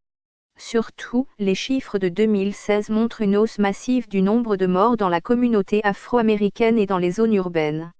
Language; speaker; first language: French; native; French